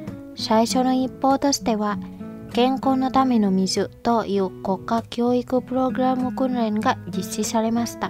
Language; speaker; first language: Japanese; non-native, fluent; Indonesian